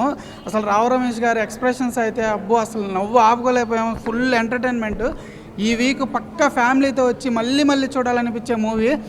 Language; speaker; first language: Telugu; native; Telugu